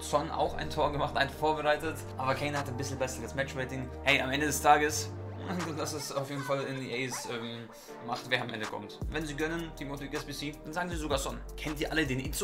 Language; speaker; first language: German; native; German